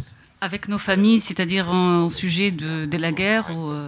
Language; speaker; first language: French; non-native, local second language; Arabic